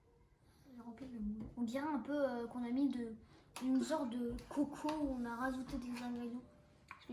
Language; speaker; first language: French; native; French